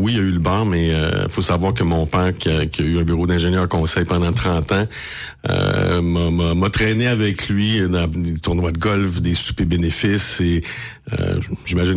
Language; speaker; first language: French; native; French